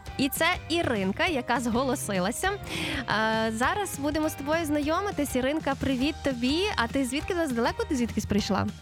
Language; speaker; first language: Ukrainian; native; Ukrainian